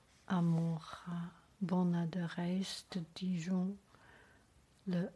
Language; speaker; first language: French; non-native, learner; Chinese